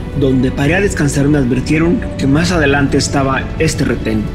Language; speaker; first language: Spanish; native; Spanish